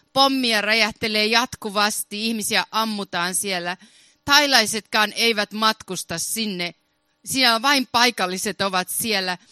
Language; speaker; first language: Finnish; early bilingual, heritage; Finnish